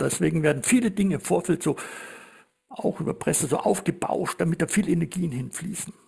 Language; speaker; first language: German; native; German